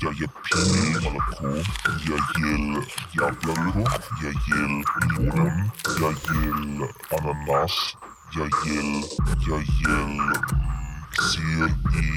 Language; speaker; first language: Russian; non-native, learner; German